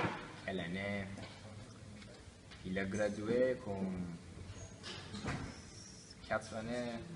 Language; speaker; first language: French; non-native, learner; Turkish